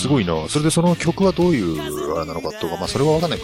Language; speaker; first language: Japanese; native; Japanese